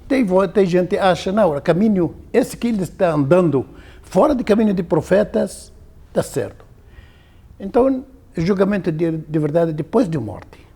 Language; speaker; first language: Portuguese; non-native, learner; Arabic